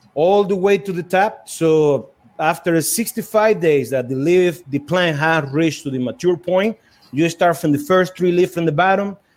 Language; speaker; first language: English; non-native, fluent; Spanish